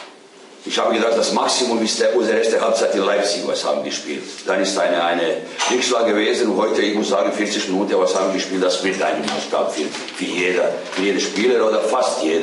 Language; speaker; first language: German; non-native, fluent; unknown